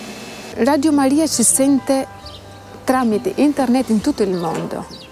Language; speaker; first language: Italian; non-native, learner; Albanian